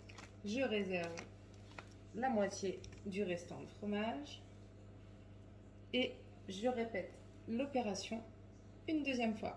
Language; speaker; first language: French; native; French